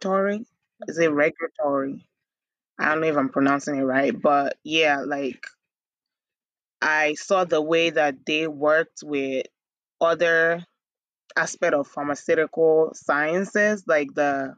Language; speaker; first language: English; non-native, local second language; Igbo